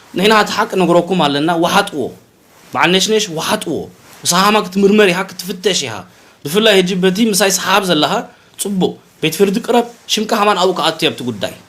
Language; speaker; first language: Tigrinya; early bilingual, heritage; Tigrinya